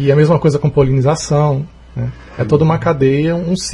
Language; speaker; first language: Portuguese; native; Portuguese